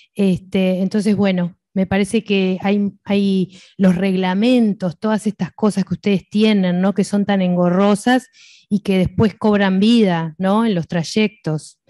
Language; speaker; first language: Spanish; native; Spanish